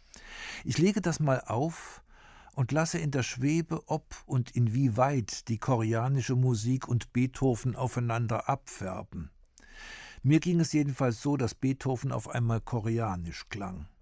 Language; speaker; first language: German; native; German